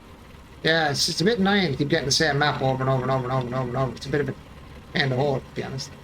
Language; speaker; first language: English; native; English